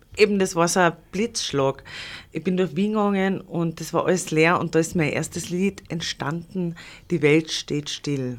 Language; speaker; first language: German; non-native, local second language; Slovenian